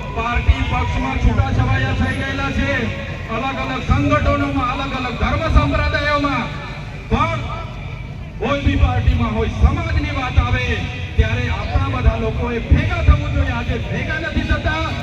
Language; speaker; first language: Gujarati; non-native, local second language; Bhili